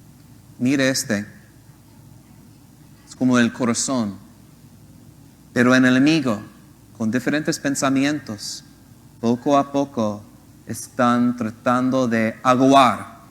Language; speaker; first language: Spanish; non-native, learner; English